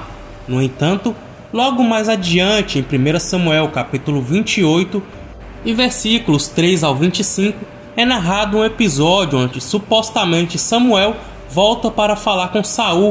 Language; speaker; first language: Portuguese; native; Portuguese